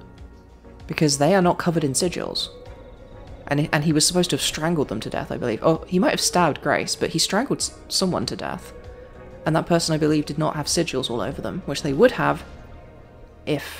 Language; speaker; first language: English; native; English